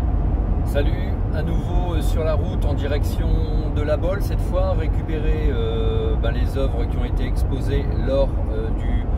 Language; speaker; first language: French; native; French